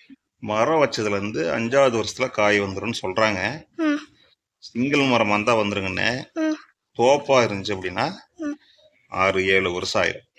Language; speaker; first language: Tamil; native; Tamil